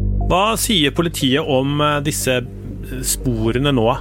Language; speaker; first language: Norwegian; native; Norwegian